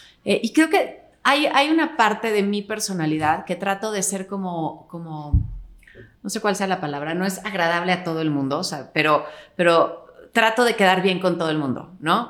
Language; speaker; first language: Spanish; native; Spanish